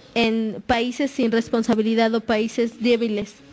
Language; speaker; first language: Spanish; non-native, fluent; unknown